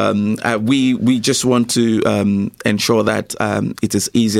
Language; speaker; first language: English; non-native, local second language; Yoruba